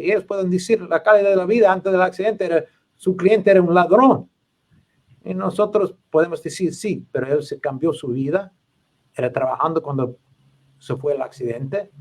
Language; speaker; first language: Spanish; non-native, learner; English